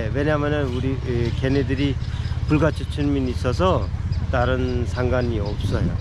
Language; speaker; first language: Korean; non-native, fluent; Hindi